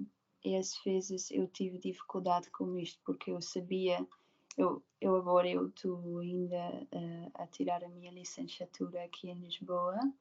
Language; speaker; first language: Portuguese; non-native, learner; Dutch